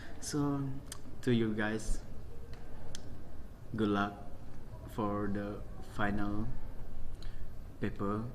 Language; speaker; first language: English; non-native, learner; Malay